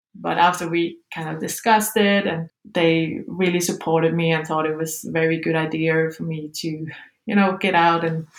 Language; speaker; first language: English; non-native, fluent; Danish